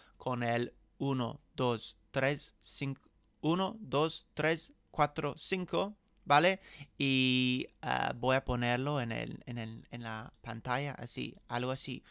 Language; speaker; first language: Spanish; non-native, learner; English